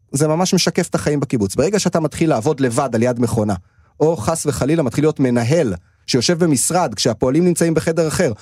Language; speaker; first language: Hebrew; native; Hebrew